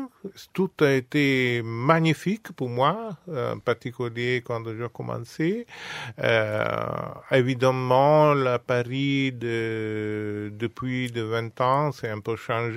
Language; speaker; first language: French; non-native, fluent; Italian